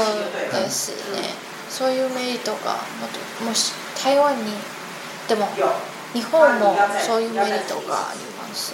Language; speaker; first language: Japanese; non-native, learner; Chinese